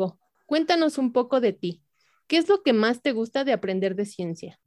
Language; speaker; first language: Spanish; native; Spanish